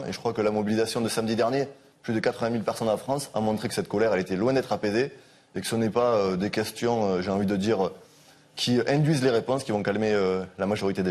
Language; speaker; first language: French; native; French